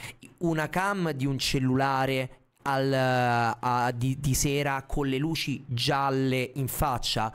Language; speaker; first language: Italian; native; Italian